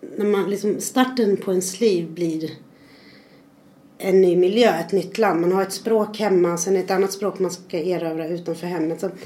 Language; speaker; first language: Swedish; early bilingual, other home language; Spanish